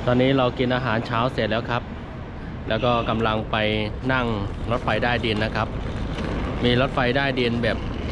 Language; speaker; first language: Thai; non-native, fluent; Chinese